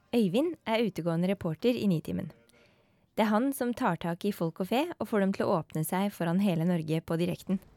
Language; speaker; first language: Norwegian; native; Norwegian